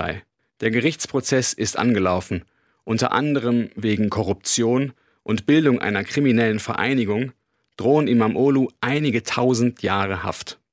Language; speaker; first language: German; native; German